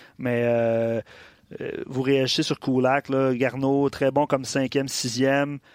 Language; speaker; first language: French; native; French